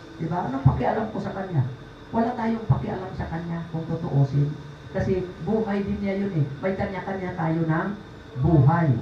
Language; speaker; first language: Filipino; non-native, local second language; Cebuano